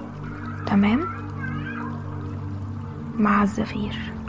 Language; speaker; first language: Arabic; native; Arabic